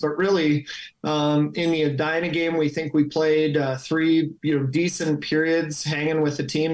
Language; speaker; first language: English; native; English